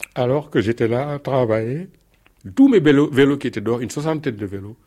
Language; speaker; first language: French; non-native, local second language; Wolof